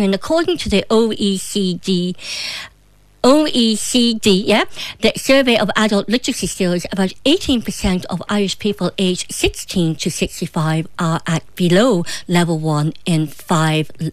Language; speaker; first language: English; native; English